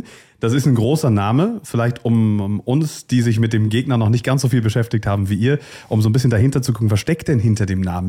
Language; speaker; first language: German; native; German